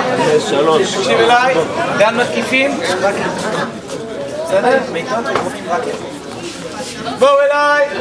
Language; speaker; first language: Hebrew; native; Hebrew